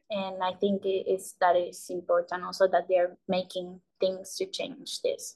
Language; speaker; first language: English; non-native, learner; Spanish